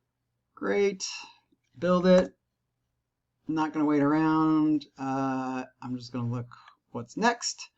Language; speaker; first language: English; native; English